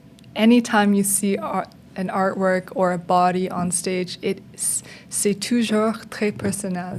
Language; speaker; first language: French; non-native, learner; English